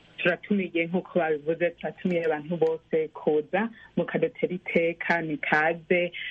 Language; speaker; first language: Rundi; early bilingual, heritage; Rundi